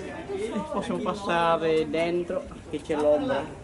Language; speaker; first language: Italian; non-native, learner; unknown